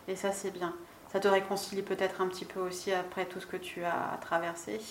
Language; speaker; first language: French; native; French